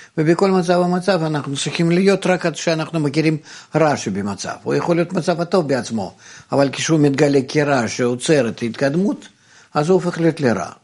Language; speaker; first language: Hebrew; non-native, fluent; Russian